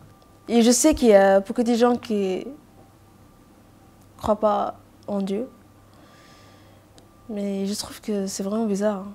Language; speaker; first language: French; non-native, learner; Arabic